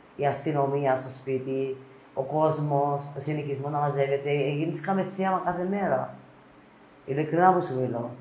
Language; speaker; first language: Greek; native; Greek